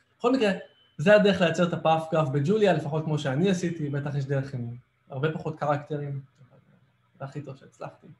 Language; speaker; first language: Hebrew; native; Hebrew